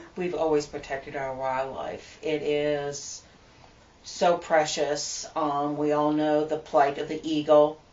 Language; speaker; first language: English; native; English